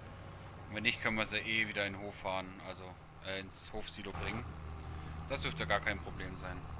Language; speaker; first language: German; native; German